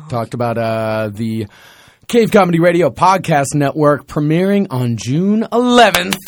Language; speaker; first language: English; native; English